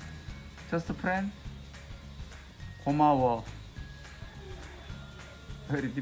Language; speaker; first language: English; non-native, learner; Korean